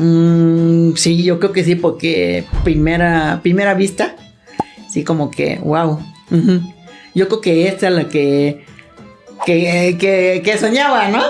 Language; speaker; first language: Spanish; non-native, learner; Thai